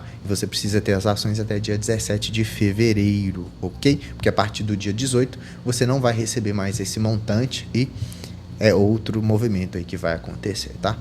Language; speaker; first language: Portuguese; native; Portuguese